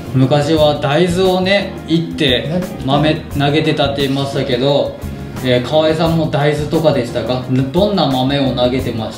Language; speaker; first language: Japanese; native; Japanese